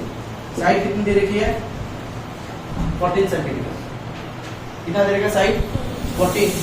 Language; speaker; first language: Hindi; native; Hindi